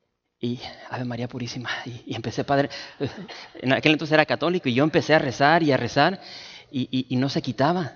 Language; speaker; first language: Spanish; native; Spanish